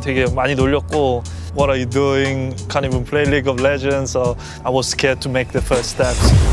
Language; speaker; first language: English; non-native, fluent; Korean